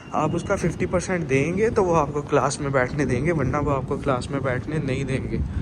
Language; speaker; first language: Urdu; native; Urdu